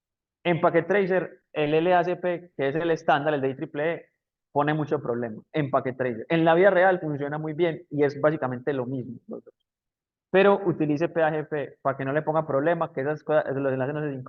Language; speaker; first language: Spanish; native; Spanish